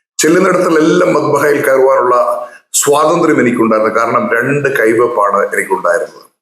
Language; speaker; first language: Malayalam; native; Malayalam